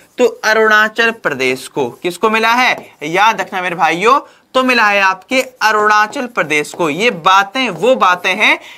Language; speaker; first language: Hindi; native; Hindi